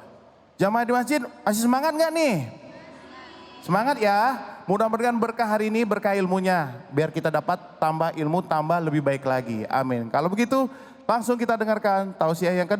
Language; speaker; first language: Indonesian; native; Indonesian